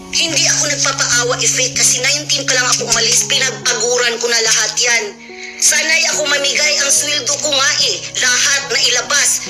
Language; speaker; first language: Filipino; non-native, local second language; Cebuano